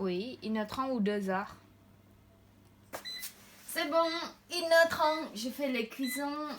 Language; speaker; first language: French; non-native, learner; Khmer